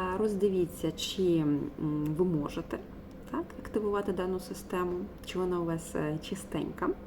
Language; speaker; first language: Ukrainian; non-native, local second language; Russian